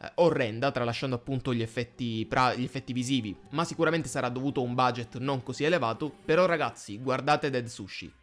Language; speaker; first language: Italian; native; Italian